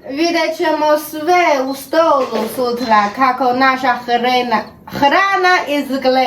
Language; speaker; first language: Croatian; non-native, learner; Chinese